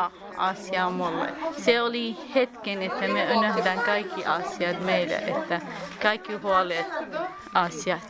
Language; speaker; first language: Finnish; non-native, learner; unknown